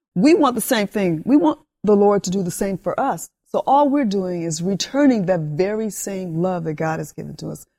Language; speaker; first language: English; early bilingual, other home language; Spanish